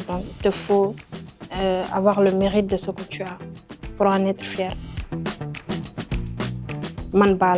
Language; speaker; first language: French; non-native, local second language; Wolof